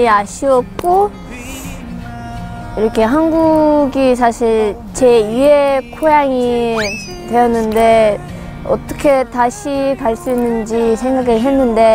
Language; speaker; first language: Korean; non-native, fluent; Russian